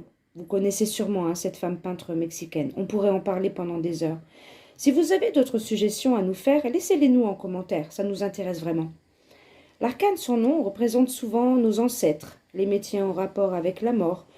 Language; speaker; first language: French; native; French